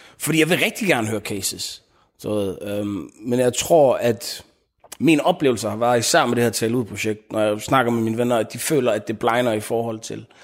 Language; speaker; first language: Danish; early bilingual, other home language; Tigrinya